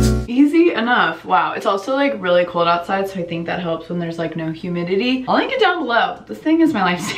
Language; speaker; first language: English; native; English